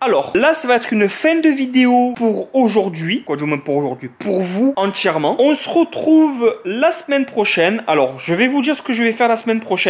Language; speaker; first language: French; native; French